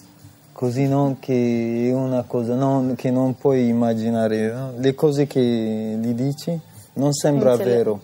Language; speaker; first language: Italian; non-native, learner; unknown